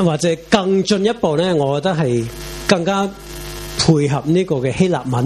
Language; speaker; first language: Chinese; non-native, local second language; Cantonese